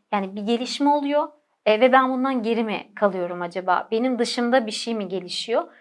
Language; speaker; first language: Turkish; native; Turkish